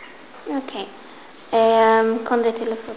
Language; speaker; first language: French; non-native, learner; English